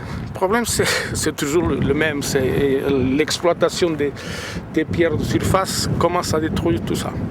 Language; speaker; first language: French; non-native, fluent; Portuguese